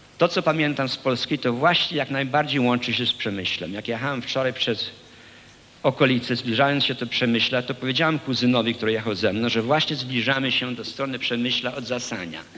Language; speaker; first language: Polish; early bilingual, heritage; Polish